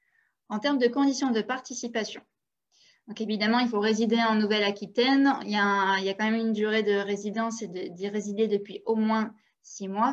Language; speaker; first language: French; native; French